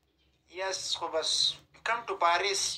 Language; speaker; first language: English; non-native, learner; Pashto